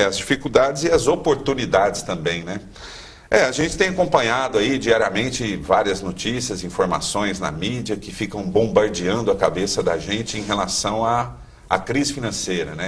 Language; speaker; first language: Portuguese; native; Portuguese